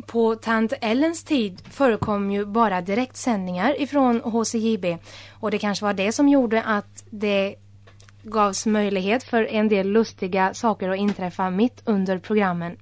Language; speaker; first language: Swedish; native; Swedish